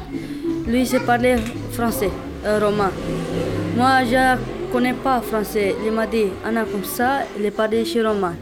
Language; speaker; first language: French; non-native, learner; Romanian